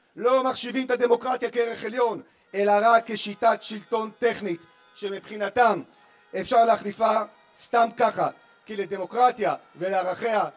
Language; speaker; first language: Hebrew; native; Hebrew